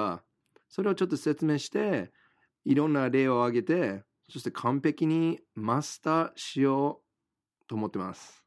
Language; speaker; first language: Japanese; non-native, fluent; English